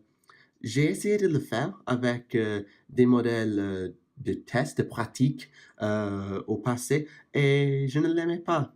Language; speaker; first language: French; non-native, fluent; English